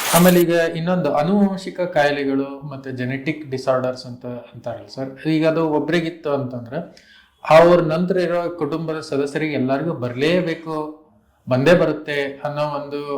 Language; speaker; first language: Kannada; native; Kannada